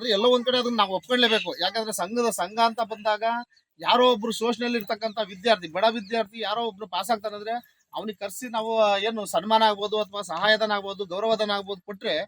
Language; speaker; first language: Kannada; non-native, local second language; Lambadi